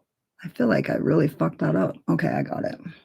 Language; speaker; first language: English; native; English